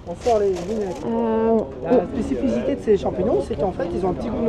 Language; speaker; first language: French; native; French